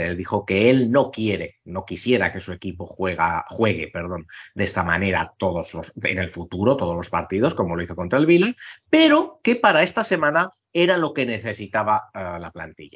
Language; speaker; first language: Spanish; native; Spanish